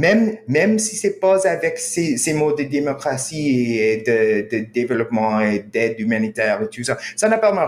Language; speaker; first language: French; non-native, fluent; English